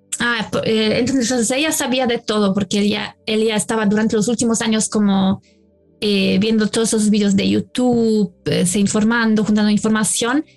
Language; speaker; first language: Spanish; non-native, fluent; German